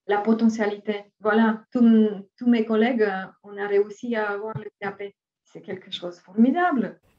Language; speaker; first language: French; non-native, fluent; Romanian